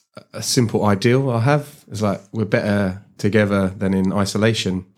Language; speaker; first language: English; native; English